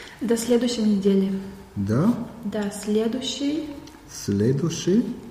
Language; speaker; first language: Russian; non-native, learner; German